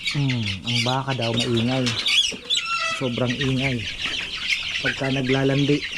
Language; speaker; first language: Filipino; native; Filipino